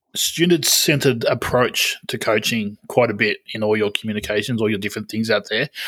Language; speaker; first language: English; native; English